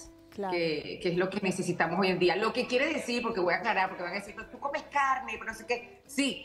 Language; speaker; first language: Spanish; native; Spanish